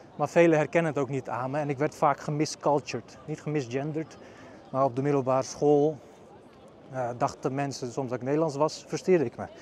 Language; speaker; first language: Dutch; early bilingual, other home language; Bosnian